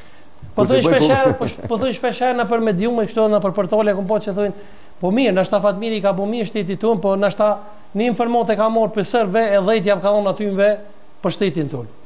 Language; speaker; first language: Albanian; native; Albanian